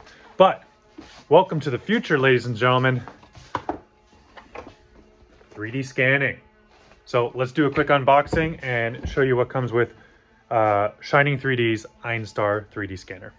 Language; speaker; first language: English; native; English